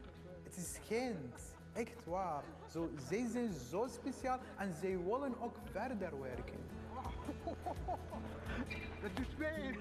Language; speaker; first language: Dutch; non-native, fluent; Arabic